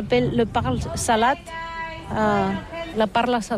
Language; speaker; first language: French; non-native, learner; Catalan